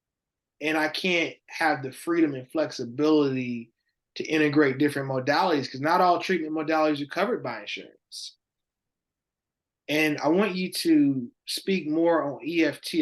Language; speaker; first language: English; native; English